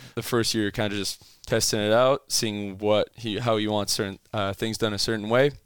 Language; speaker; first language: English; non-native, fluent; French